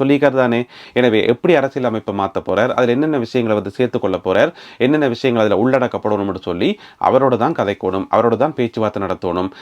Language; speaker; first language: Tamil; native; Tamil